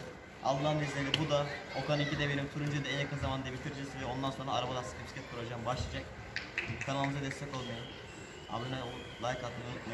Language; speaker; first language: Turkish; native; Turkish